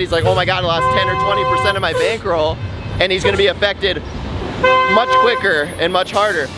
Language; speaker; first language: English; native; English